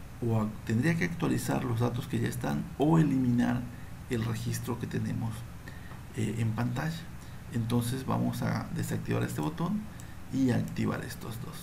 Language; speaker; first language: Spanish; native; Spanish